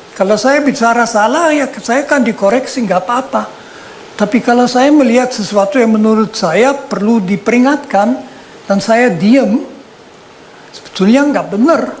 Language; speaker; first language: Indonesian; non-native, fluent; German